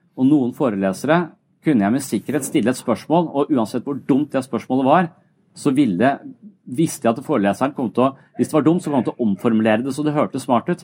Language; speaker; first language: Norwegian; native; Norwegian